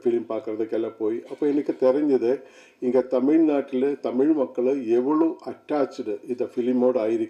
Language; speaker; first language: Tamil; non-native, learner; Malayalam